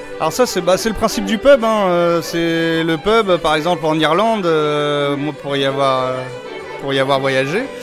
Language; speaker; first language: French; native; French